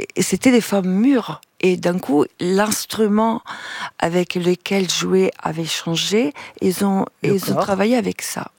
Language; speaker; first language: French; non-native, fluent; Italian